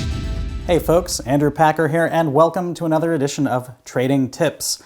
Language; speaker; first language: English; native; English